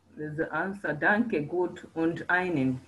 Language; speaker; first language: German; non-native, learner; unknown